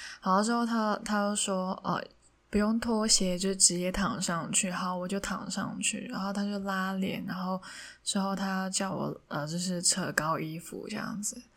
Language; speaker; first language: Chinese; non-native, local second language; Cantonese